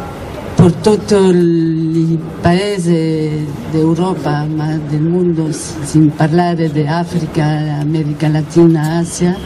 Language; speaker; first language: Italian; non-native, learner; Spanish